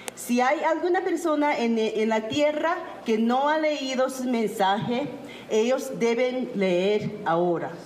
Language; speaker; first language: Spanish; non-native, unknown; Japanese